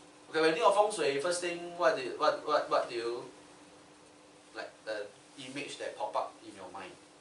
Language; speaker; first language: English; non-native, local second language; Chinese